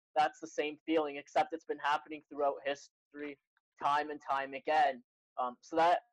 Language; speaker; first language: English; native; English